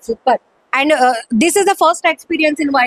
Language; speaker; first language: English; non-native, learner; Telugu